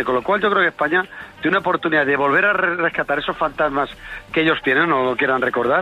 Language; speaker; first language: Spanish; native; Spanish